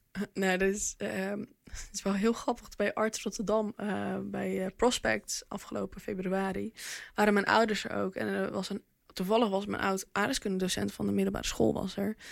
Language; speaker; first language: Dutch; early bilingual, other home language; Bosnian